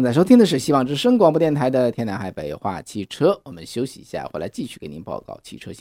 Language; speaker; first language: Chinese; native; Chinese